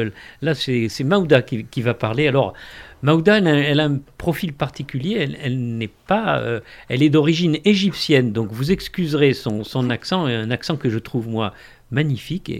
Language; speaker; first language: French; native; French